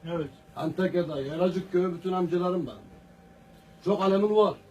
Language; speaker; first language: Turkish; early bilingual, heritage; Arabic